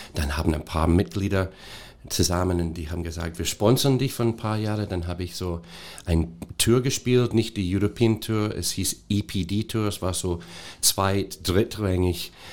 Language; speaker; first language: German; non-native, fluent; English